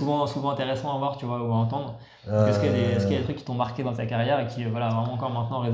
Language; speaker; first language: French; native; French